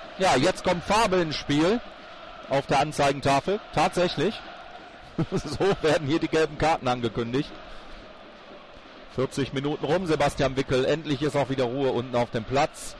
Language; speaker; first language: German; native; German